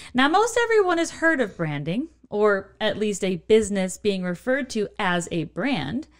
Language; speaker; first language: English; native; English